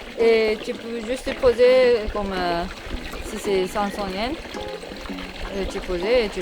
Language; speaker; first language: French; non-native, learner; Japanese